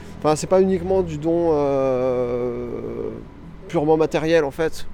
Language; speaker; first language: French; native; French